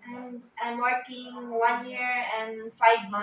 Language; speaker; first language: English; non-native, learner; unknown